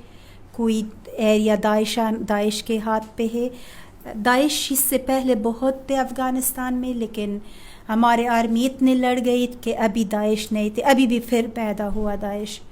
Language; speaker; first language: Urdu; non-native, fluent; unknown